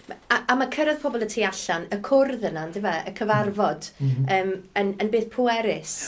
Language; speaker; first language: Welsh; native; Welsh